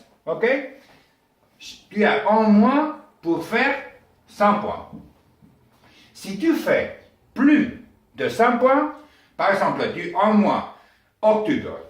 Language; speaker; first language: French; non-native, learner; Spanish